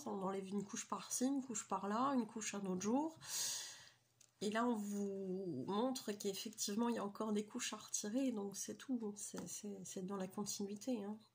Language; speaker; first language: French; native; French